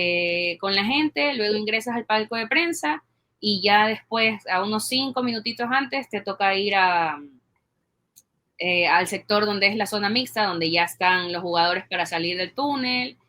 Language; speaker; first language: Spanish; native; Spanish